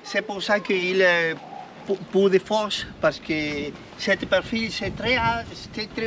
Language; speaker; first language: French; non-native, learner; Spanish